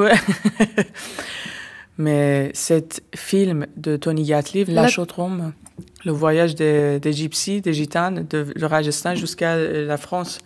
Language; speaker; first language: French; non-native, learner; Persian